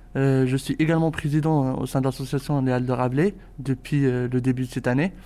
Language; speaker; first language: French; non-native, local second language; Arabic